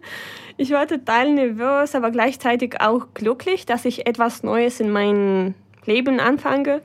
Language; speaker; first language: German; non-native, fluent; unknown